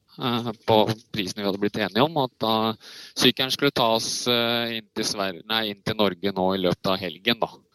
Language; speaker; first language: Norwegian; native; Norwegian